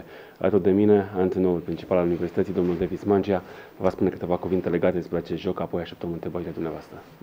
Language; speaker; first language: Romanian; native; Romanian